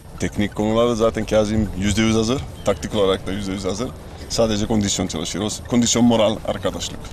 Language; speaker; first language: Turkish; early bilingual, heritage; Turkish